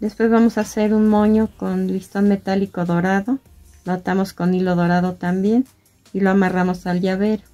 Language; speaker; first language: Spanish; native; Spanish